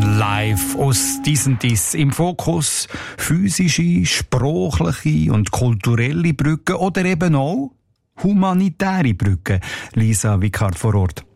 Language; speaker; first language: German; native; German